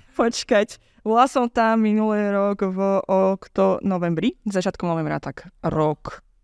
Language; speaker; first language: Slovak; non-native, fluent; Azerbaijani